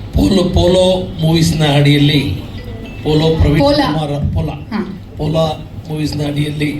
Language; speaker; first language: Kannada; native; Kannada